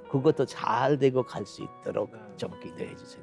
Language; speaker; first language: Korean; non-native, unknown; Bangla